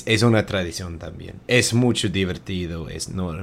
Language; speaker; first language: Spanish; non-native, learner; German